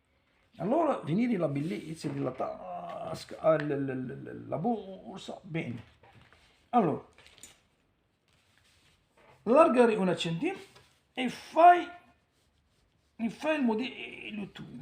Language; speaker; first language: Italian; non-native, learner; Arabic